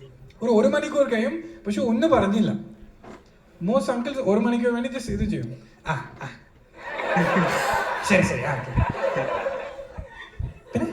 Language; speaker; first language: Malayalam; non-native, learner; English